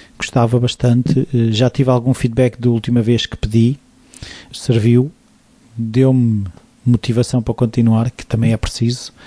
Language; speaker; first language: Portuguese; native; Portuguese